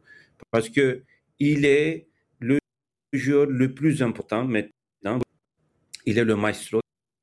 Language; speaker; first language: French; non-native, fluent; Turkish